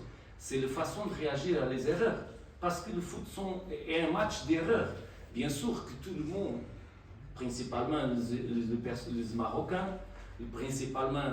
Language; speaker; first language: French; non-native, learner; Portuguese